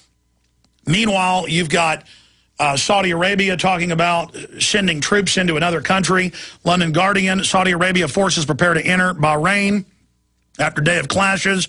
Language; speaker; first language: English; native; English